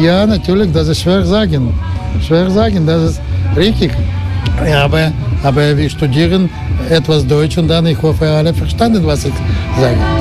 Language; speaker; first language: German; non-native, learner; Russian